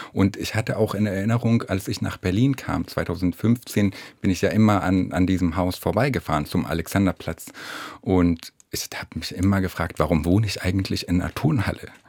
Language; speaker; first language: German; non-native, fluent; Arabic